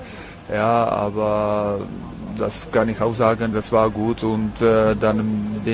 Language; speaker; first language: German; non-native, fluent; Czech